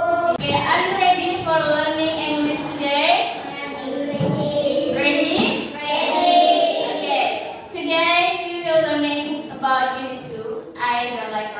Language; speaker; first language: English; non-native, learner; Indonesian